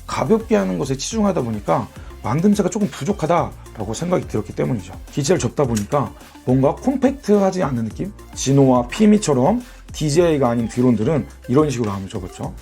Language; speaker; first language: Korean; native; Korean